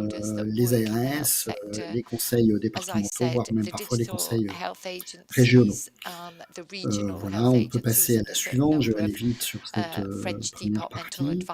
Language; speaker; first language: French; native; French